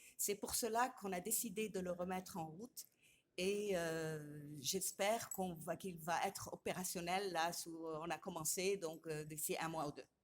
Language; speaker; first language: French; non-native, local second language; Arabic